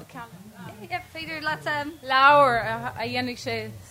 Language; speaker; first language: Irish; non-native, local second language; English